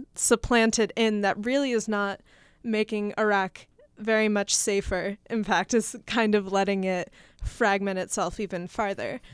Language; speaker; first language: English; native; English